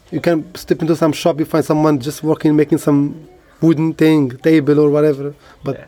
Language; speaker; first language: English; non-native, learner; Arabic